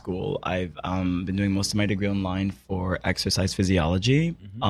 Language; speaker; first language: English; native; English